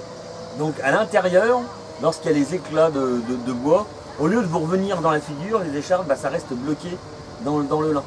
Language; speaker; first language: French; native; French